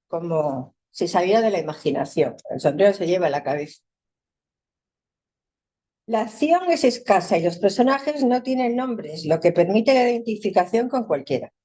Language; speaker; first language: Spanish; native; Spanish